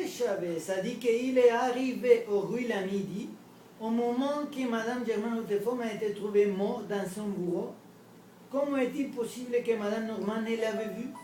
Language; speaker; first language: French; non-native, learner; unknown